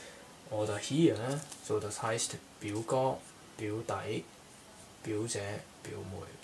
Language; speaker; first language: German; non-native, learner; Cantonese